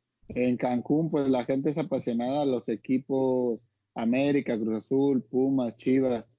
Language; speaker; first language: Spanish; native; Spanish